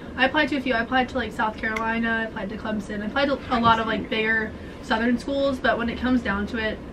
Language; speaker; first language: English; native; English